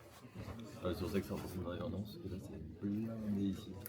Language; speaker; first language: French; native; French